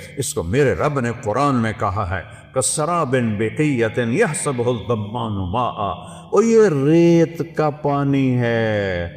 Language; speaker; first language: Urdu; non-native, local second language; Punjabi